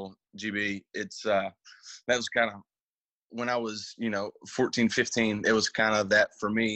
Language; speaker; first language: English; native; English